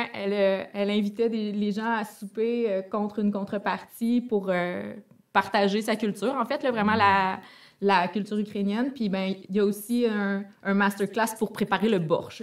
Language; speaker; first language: French; native; French